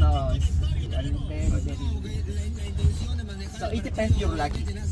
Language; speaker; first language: English; non-native, learner; Spanish